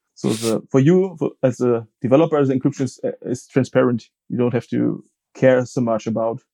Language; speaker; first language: English; non-native, fluent; German